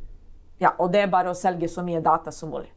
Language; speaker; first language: Norwegian; non-native, fluent; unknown